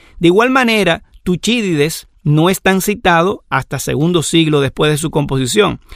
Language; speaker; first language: Spanish; native; Spanish